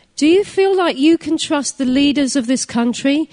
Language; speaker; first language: English; native; English